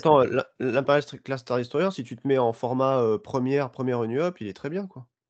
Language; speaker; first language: French; native; French